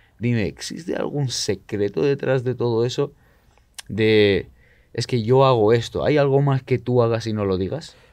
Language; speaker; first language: Spanish; non-native, fluent; Georgian